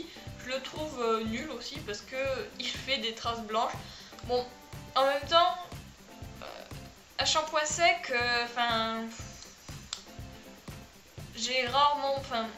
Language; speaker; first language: French; native; French